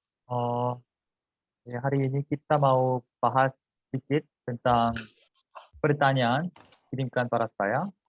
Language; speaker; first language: Indonesian; non-native, fluent; Korean